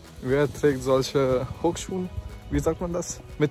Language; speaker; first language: German; non-native, fluent; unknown